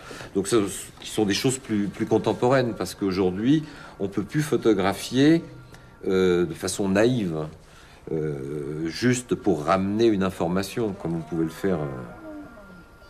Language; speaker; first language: French; native; French